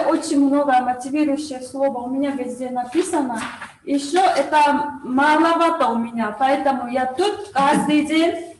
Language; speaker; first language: Russian; non-native, learner; Korean